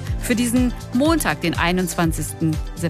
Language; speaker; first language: German; native; German